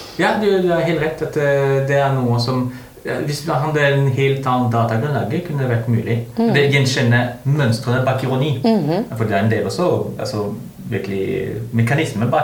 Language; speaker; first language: Norwegian; non-native, fluent; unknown